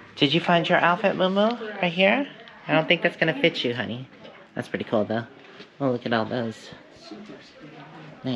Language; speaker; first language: English; native; English